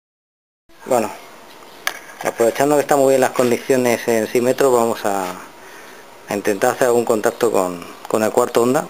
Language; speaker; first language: Spanish; native; Spanish